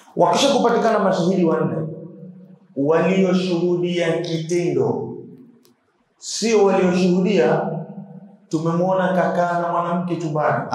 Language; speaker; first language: Swahili; native; Swahili